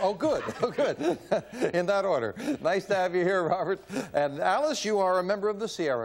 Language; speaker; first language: English; native; English